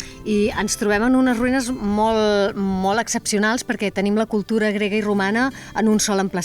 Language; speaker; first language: Catalan; native; Catalan